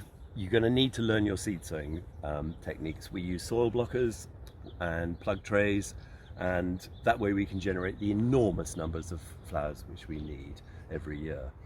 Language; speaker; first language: English; native; English